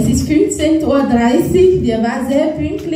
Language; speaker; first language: German; non-native, learner; French